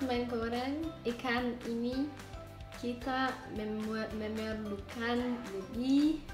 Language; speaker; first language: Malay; non-native, learner; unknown